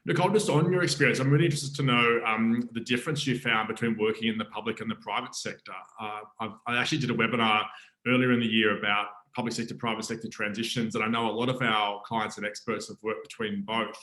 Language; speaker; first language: English; native; English